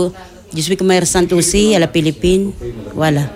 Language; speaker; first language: French; non-native, learner; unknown